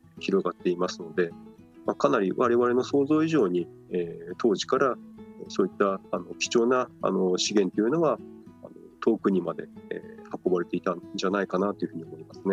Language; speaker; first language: Japanese; native; Japanese